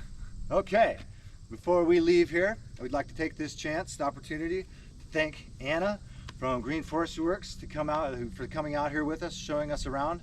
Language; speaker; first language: English; native; English